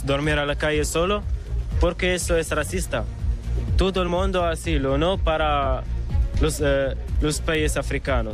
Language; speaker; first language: Spanish; non-native, learner; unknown